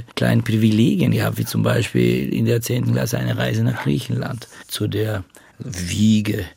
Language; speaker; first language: German; non-native, fluent; Bulgarian